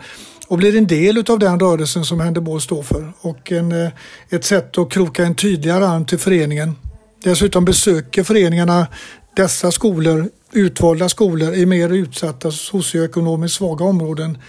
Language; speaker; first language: Swedish; native; Swedish